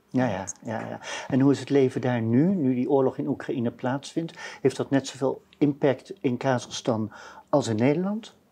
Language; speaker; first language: Dutch; native; Dutch